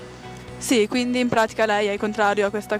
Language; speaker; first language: Italian; native; Italian